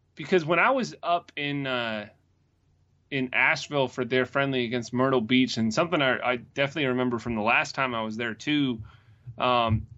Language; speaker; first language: English; native; English